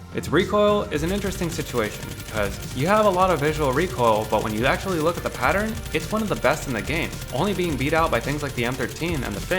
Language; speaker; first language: English; native; English